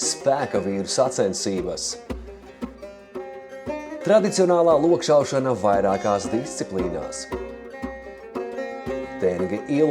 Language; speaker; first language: Latvian; native; Latvian